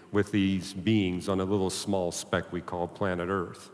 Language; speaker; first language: English; native; English